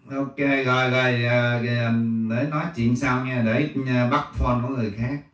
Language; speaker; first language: Vietnamese; native; Vietnamese